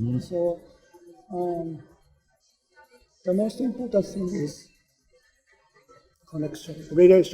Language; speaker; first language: English; non-native, learner; Japanese